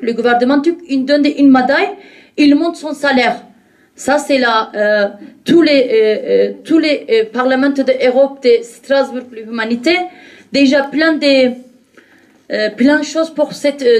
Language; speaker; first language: French; non-native, learner; Kurdish